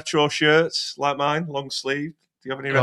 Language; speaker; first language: English; native; English